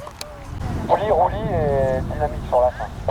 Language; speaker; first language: French; native; French